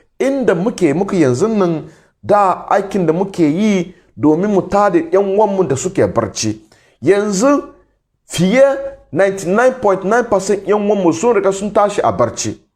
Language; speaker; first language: Hausa; non-native, local second language; Igbo